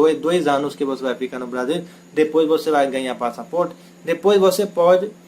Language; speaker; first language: Portuguese; non-native, learner; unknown